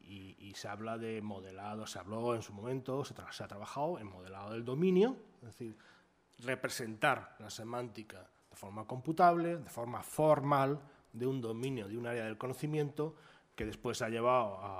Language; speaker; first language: Spanish; native; Spanish